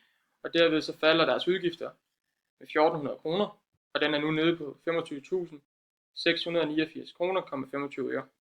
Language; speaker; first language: Danish; native; Danish